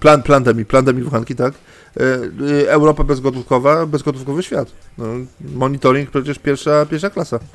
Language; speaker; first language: Polish; native; Polish